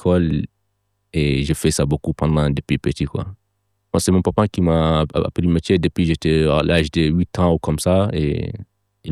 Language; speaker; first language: French; non-native, local second language; Fula